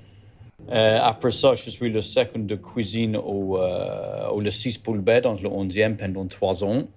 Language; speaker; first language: French; non-native, learner; English